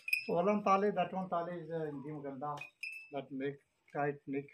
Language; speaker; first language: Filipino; non-native, learner; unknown